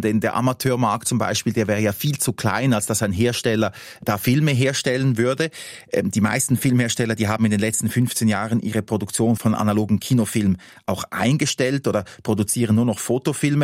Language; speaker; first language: German; native; German